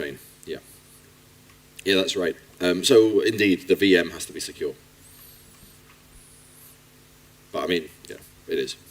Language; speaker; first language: English; native; English